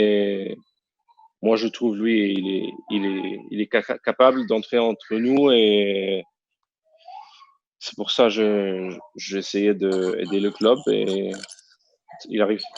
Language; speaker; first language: French; non-native, learner; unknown